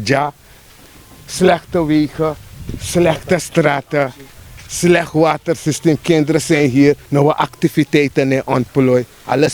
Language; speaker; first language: Dutch; non-native, local second language; Sranan Tongo